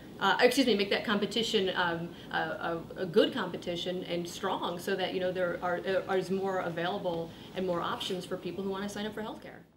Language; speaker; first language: English; native; English